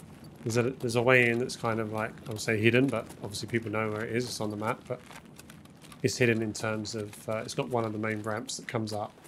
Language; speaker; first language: English; native; English